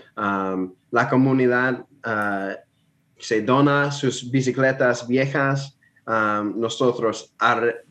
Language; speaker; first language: Spanish; non-native, fluent; English